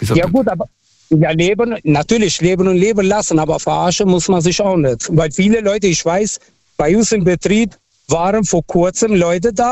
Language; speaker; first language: German; early bilingual, other home language; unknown